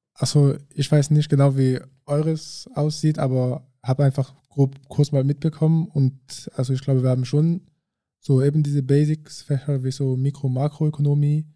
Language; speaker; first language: German; early bilingual, other home language; French